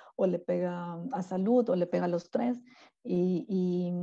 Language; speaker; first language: Spanish; native; Spanish